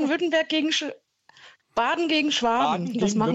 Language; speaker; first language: German; native; German